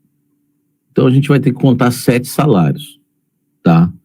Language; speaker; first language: Portuguese; native; Portuguese